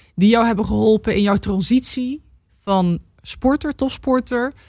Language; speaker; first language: Dutch; native; Dutch